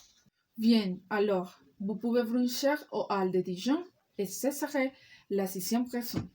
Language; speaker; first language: French; non-native, learner; Spanish